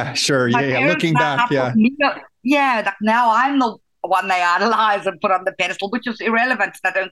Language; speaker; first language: English; native; English